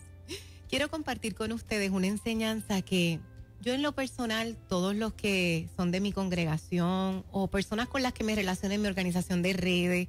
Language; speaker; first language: Spanish; native; Spanish